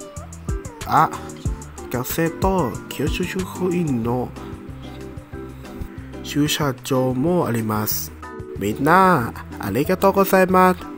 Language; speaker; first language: Japanese; non-native, learner; Thai